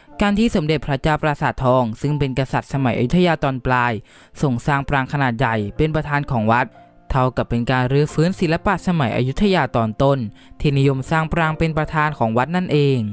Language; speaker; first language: Thai; native; Thai